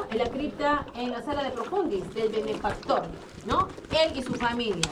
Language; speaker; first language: Spanish; native; Spanish